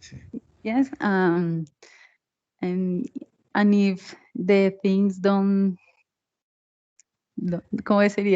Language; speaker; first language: English; non-native, learner; Spanish